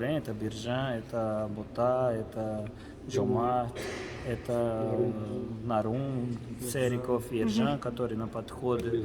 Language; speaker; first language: Russian; non-native, fluent; Portuguese